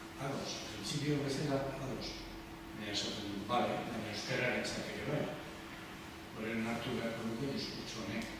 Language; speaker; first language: Basque; non-native, local second language; Spanish